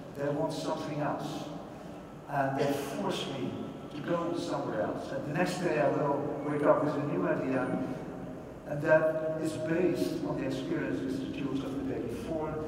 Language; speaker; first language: English; non-native, fluent; Dutch